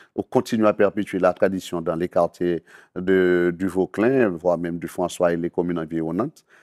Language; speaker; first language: French; native; French